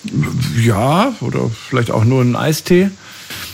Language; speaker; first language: German; native; German